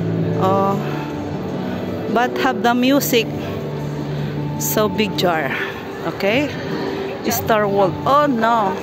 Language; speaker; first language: English; non-native, learner; Filipino